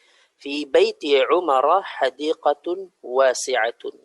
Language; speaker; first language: Arabic; non-native, fluent; Indonesian